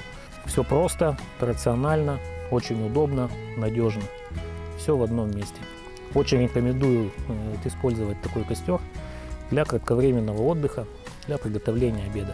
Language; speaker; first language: Russian; native; Russian